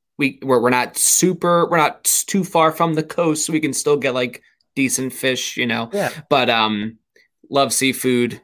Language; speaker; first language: English; native; English